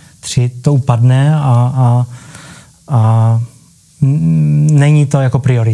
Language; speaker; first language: Czech; early bilingual, heritage; Czech